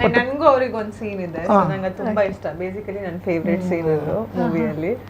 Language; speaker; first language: Kannada; non-native, local second language; Konkani